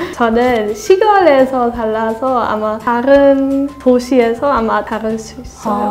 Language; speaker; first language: Korean; non-native, learner; German